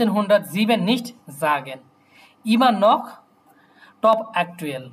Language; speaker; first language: German; non-native, fluent; Bangla